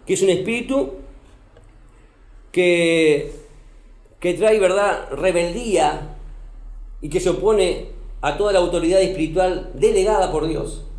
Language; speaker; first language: Spanish; native; Spanish